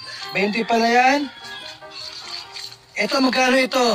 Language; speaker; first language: Filipino; non-native, local second language; Bikol